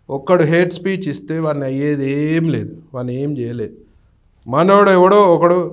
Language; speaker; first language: Telugu; native; Telugu